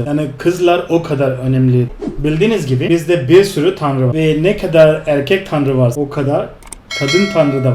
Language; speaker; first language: Turkish; non-native, fluent; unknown